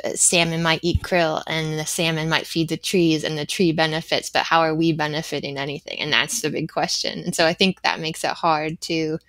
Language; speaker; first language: English; native; English